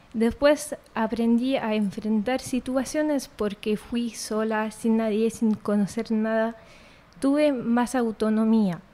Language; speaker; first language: Spanish; non-native, fluent; French